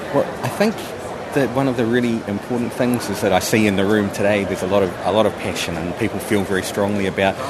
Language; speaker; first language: English; native; English